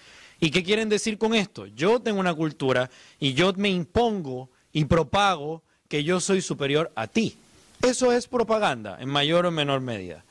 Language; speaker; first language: Spanish; native; Spanish